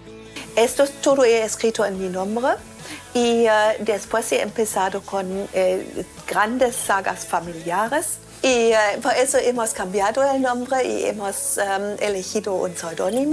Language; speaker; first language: Spanish; non-native, fluent; German